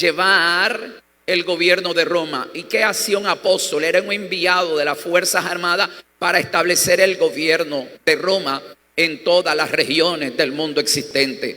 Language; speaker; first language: Spanish; native; Spanish